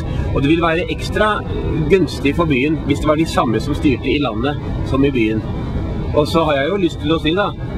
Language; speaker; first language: Norwegian; native; Norwegian